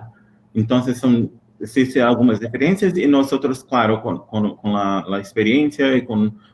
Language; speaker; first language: Spanish; non-native, learner; Portuguese